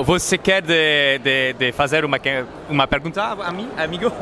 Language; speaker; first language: Portuguese; non-native, learner; French